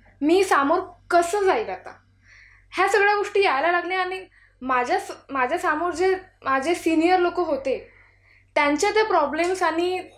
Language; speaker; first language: Marathi; native; Marathi